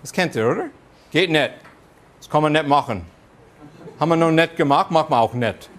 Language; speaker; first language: German; non-native, fluent; English